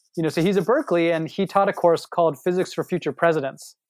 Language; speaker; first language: English; native; English